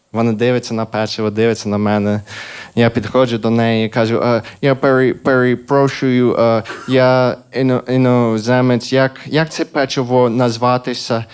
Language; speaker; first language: Ukrainian; non-native, fluent; English